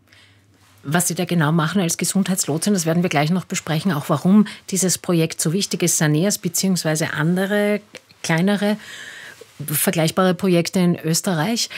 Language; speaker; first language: German; native; German